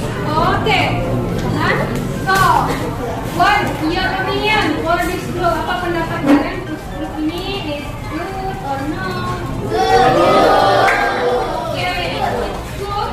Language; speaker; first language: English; non-native, learner; Indonesian